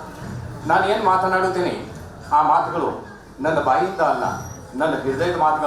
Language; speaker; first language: Kannada; non-native, fluent; Hindi